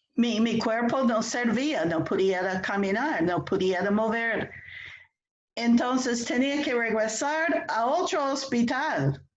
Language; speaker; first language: Spanish; non-native, fluent; English